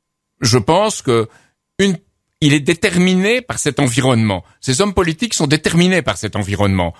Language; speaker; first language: French; native; French